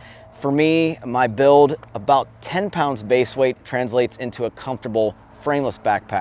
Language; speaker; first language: English; native; English